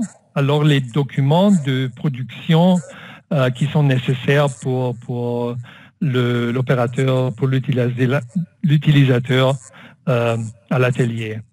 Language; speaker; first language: French; non-native, fluent; German